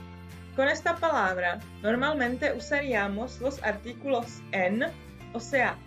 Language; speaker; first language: Spanish; non-native, fluent; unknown